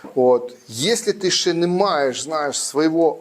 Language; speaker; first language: Russian; non-native, local second language; Ukrainian